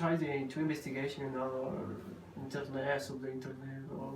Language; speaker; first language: English; non-native, learner; Spanish